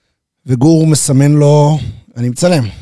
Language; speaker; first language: Hebrew; native; Hebrew